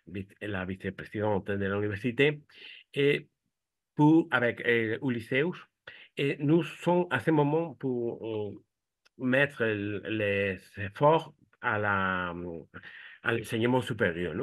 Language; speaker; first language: French; non-native, fluent; Spanish